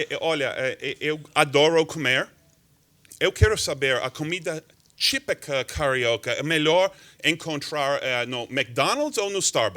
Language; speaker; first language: Portuguese; non-native, fluent; English